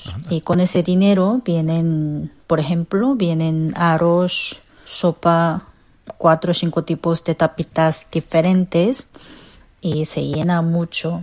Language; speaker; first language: Spanish; non-native, fluent; Korean